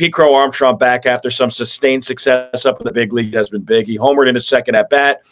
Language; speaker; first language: English; native; English